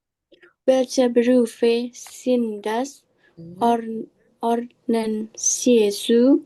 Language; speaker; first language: German; non-native, learner; Indonesian